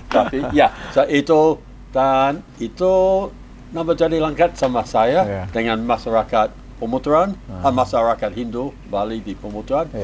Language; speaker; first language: Indonesian; non-native, learner; English